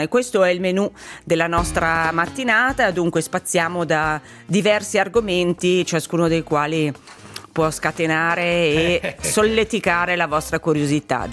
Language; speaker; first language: Italian; native; Italian